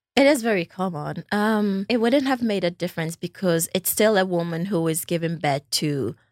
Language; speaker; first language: English; non-native, local second language; Ewe